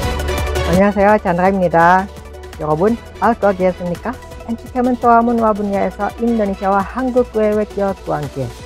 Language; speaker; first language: Korean; non-native, learner; Indonesian